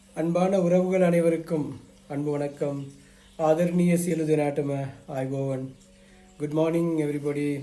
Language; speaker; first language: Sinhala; non-native, local second language; Tamil